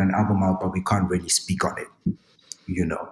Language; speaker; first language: English; non-native, local second language; Zulu